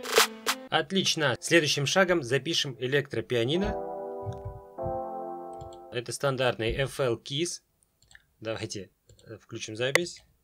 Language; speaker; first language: Russian; native; Russian